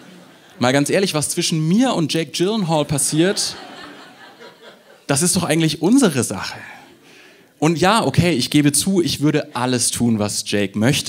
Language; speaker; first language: German; native; German